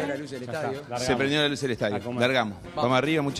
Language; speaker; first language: Spanish; native; Spanish